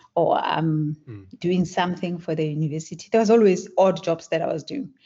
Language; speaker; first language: English; non-native, local second language; Tswana